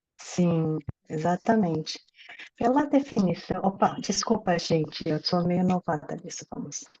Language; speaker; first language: Portuguese; early bilingual, other home language; Korean